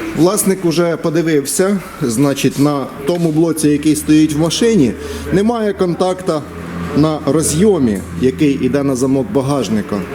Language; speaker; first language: Ukrainian; non-native, local second language; Russian